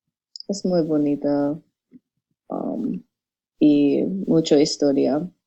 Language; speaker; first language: Spanish; non-native, learner; English